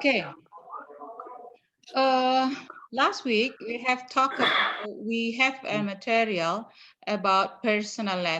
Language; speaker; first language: English; non-native, fluent; Indonesian